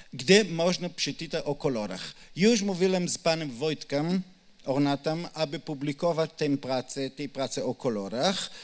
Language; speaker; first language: Polish; non-native, learner; Hebrew